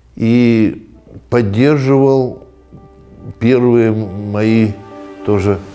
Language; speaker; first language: Russian; native; Russian